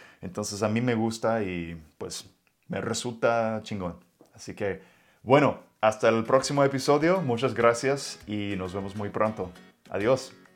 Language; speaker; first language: Spanish; non-native, fluent; English